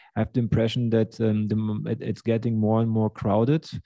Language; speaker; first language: English; early bilingual, other home language; Russian